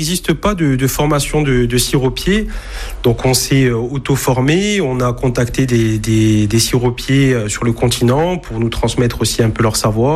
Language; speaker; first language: French; native; French